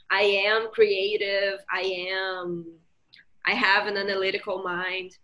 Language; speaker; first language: English; non-native, fluent; Portuguese